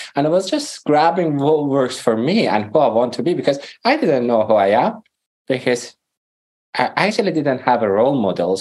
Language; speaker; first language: English; non-native, fluent; Persian